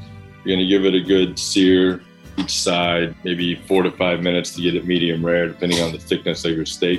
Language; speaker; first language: English; native; English